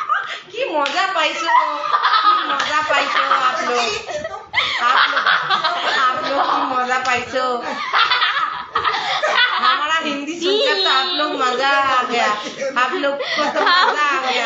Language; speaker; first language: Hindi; non-native, local second language; Bangla